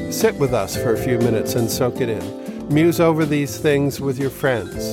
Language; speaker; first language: English; native; English